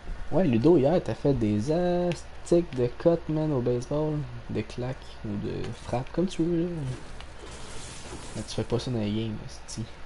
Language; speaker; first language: French; native; French